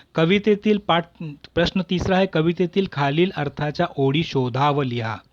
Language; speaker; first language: Marathi; non-native, local second language; Urdu